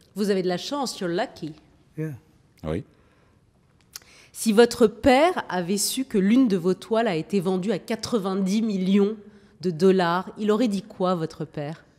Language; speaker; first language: French; native; French